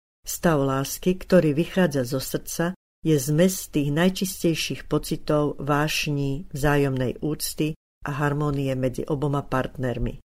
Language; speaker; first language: Slovak; native; Slovak